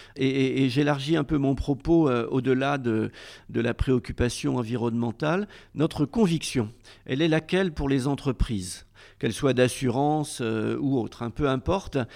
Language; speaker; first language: French; native; French